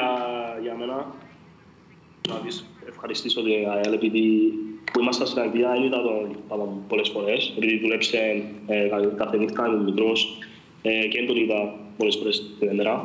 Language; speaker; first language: Greek; early bilingual, other home language; English